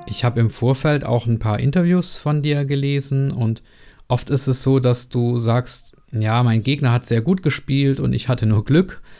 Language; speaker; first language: German; non-native, learner; Czech